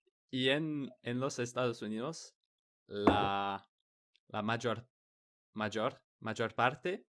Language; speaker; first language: Spanish; non-native, learner; English